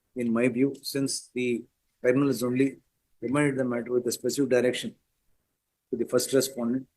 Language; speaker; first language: English; non-native, local second language; Kannada